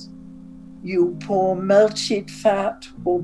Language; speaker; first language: English; native; English